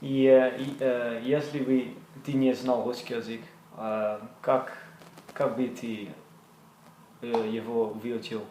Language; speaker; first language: Russian; non-native, fluent; English